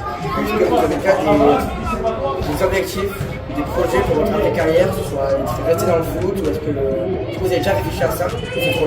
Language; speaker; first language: French; native; French